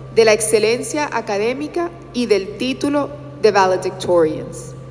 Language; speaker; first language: Spanish; native; Spanish